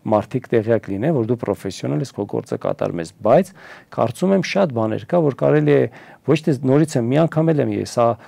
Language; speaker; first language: Armenian; early bilingual, heritage; Armenian